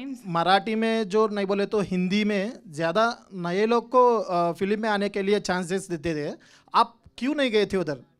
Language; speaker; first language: Hindi; non-native, local second language; Telugu